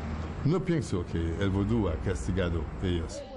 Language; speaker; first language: Spanish; non-native, fluent; Haitian Creole